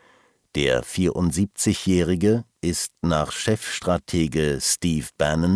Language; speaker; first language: German; native; German